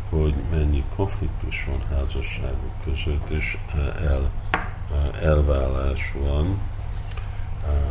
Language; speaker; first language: Hungarian; early bilingual, heritage; Hungarian